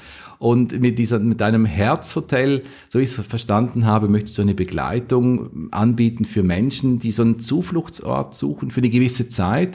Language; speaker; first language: German; native; German